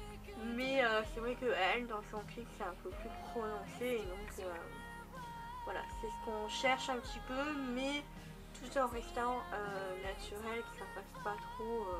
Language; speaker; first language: French; native; French